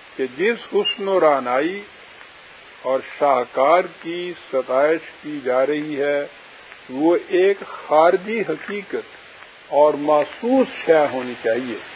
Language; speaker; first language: Urdu; native; Urdu